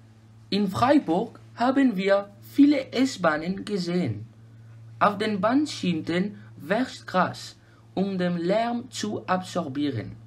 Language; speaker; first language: German; non-native, learner; French